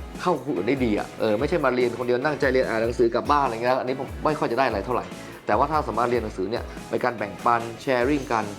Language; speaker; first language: Thai; native; Thai